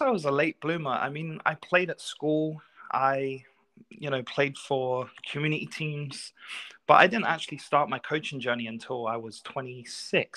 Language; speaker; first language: English; native; English